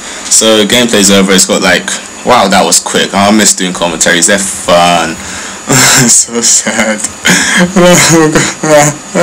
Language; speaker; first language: English; native; English